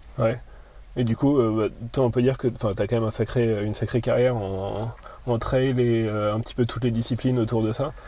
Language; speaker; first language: French; native; French